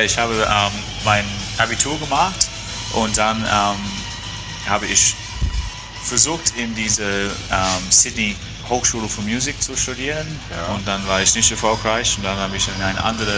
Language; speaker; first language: German; non-native, fluent; English